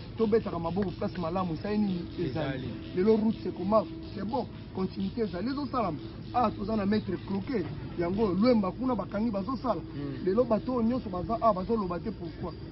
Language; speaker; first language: Lingala; native; Lingala